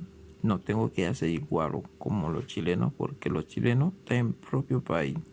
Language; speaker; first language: Spanish; non-native, learner; Haitian Creole